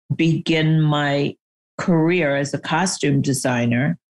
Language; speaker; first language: English; native; English